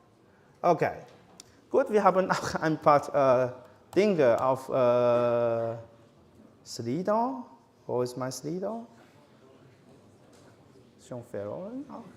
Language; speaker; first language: German; non-native, learner; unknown